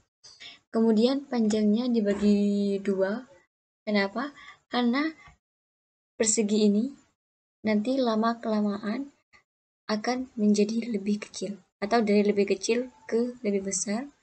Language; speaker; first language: Indonesian; native; Indonesian